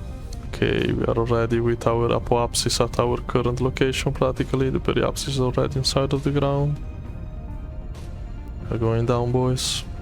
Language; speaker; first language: English; non-native, fluent; Italian